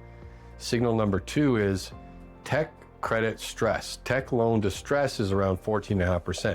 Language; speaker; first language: English; native; English